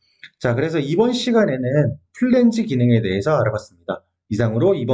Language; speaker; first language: Korean; native; Korean